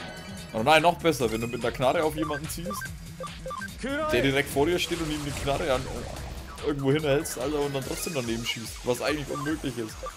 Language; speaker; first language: German; native; German